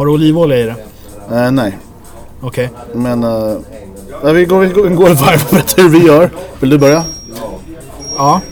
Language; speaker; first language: Swedish; native; Swedish